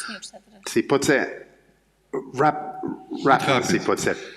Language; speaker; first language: Portuguese; non-native, learner; English